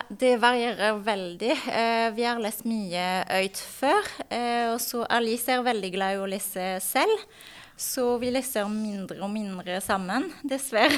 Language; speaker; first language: Norwegian; non-native, fluent; French